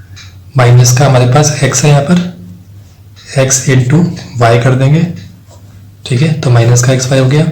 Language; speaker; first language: Hindi; native; Hindi